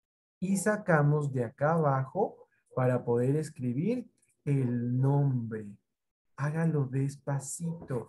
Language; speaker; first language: Spanish; native; Spanish